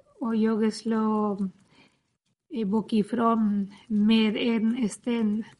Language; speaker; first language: Swedish; non-native, learner; Spanish